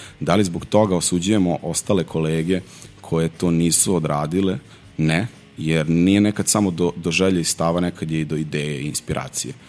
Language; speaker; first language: Serbian; native; Serbian